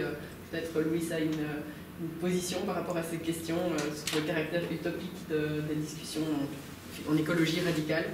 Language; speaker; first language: French; native; French